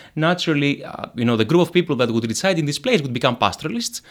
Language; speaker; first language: English; non-native, fluent; Greek